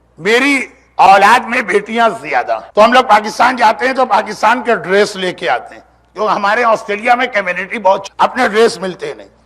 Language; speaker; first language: Urdu; native; Urdu